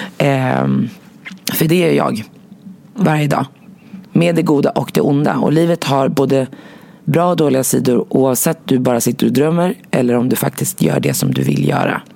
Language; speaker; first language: Swedish; early bilingual, other home language; Arabic